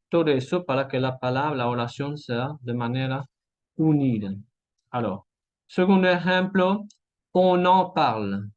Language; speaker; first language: Spanish; non-native, fluent; French